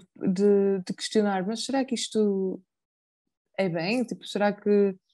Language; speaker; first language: Portuguese; native; Portuguese